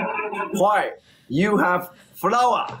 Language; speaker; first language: English; non-native, learner; Vietnamese